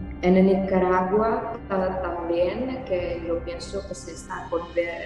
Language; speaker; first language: Spanish; non-native, fluent; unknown